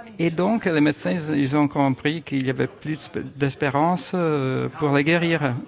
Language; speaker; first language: French; non-native, fluent; Italian